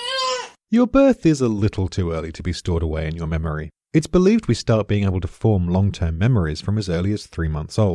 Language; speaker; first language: English; native; English